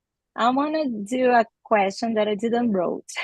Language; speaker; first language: English; non-native, learner; Portuguese